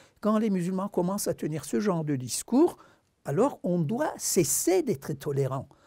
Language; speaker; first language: French; non-native, fluent; Turkish